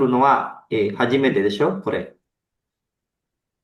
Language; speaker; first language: Japanese; non-native, fluent; Indonesian